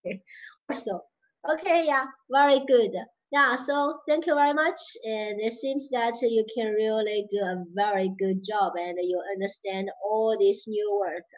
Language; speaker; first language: English; non-native, fluent; Chinese